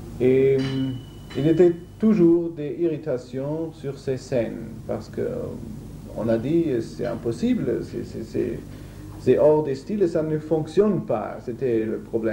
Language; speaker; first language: French; non-native, learner; German